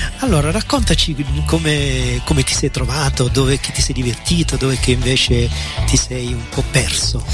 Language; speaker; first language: Italian; native; Italian